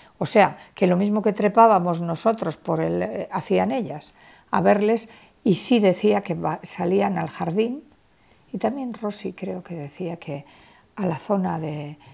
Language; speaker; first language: Spanish; native; Spanish